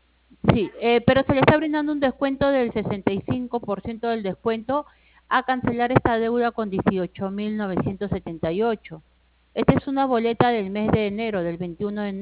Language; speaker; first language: Spanish; native; Spanish